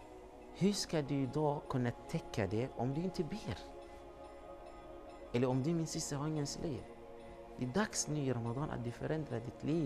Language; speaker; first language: Swedish; non-native, fluent; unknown